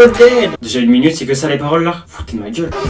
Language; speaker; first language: French; native; French